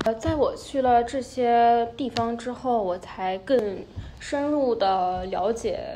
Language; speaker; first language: Chinese; early bilingual, other home language; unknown